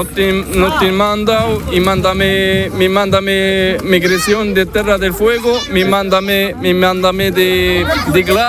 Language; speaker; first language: Spanish; non-native, learner; Arabic